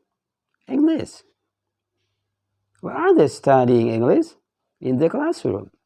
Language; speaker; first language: English; non-native, fluent; Indonesian